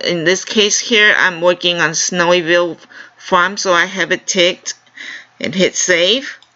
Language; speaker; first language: English; non-native, fluent; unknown